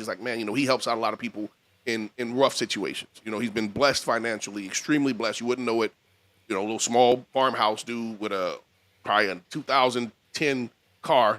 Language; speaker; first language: English; native; English